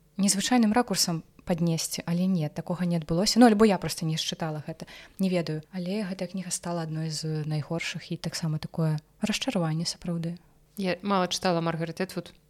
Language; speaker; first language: Belarusian; non-native, local second language; Russian